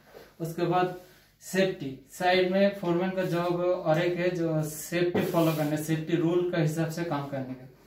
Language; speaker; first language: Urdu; non-native, local second language; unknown